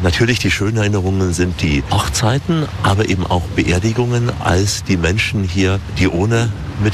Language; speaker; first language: German; native; German